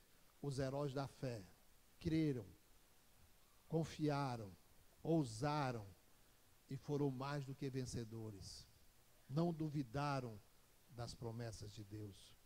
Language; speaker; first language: Portuguese; native; Portuguese